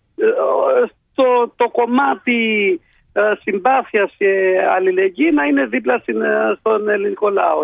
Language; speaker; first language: Greek; non-native, fluent; Albanian